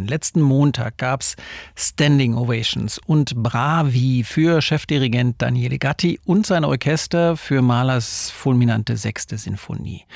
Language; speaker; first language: German; native; German